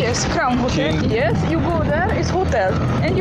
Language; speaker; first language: English; non-native, learner; Greek